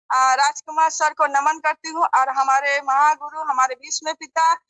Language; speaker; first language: Hindi; non-native, local second language; Bangla